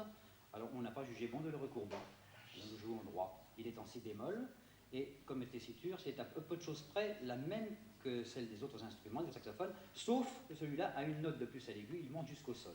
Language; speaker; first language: French; native; French